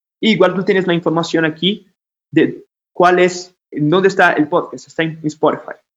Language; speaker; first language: Spanish; non-native, fluent; Portuguese